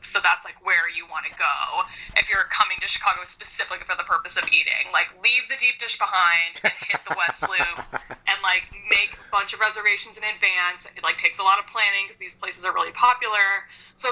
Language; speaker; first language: English; native; English